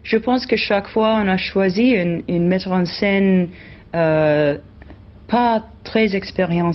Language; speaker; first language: French; non-native, fluent; English